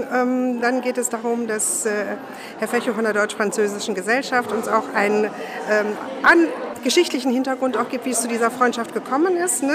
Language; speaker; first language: German; native; German